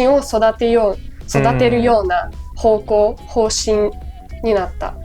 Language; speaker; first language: Japanese; non-native, fluent; Ukrainian